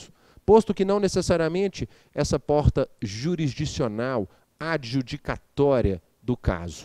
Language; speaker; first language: Portuguese; native; Portuguese